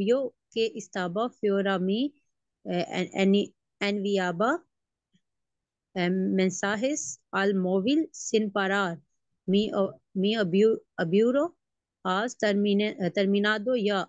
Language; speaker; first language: Spanish; non-native, learner; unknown